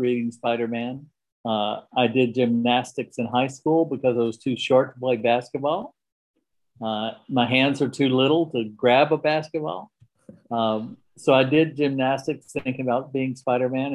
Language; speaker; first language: English; native; English